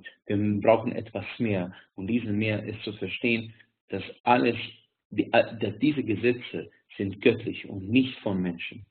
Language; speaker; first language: German; non-native, fluent; Hungarian